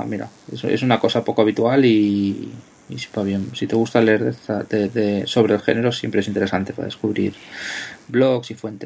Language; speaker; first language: Spanish; native; Spanish